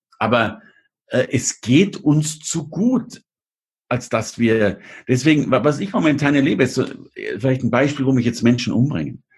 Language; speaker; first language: German; native; German